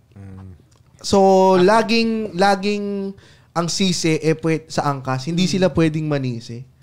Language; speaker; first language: Filipino; native; Filipino